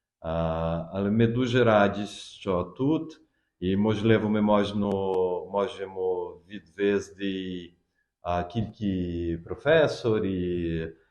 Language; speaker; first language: Ukrainian; early bilingual, heritage; Portuguese